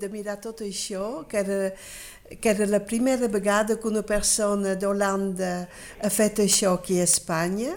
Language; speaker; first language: Catalan; early bilingual, heritage; Catalan